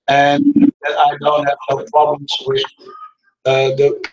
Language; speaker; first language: English; non-native, fluent; Dutch